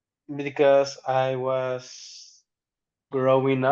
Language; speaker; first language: English; non-native, learner; Spanish